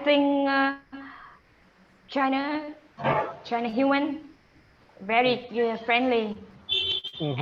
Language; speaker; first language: English; non-native, learner; Vietnamese